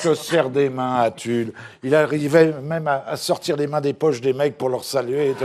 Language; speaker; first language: French; native; French